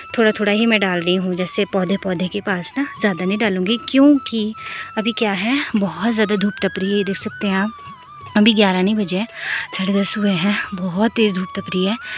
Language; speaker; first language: Hindi; native; Hindi